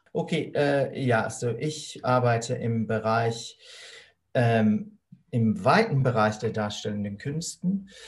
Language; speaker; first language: German; non-native, fluent; English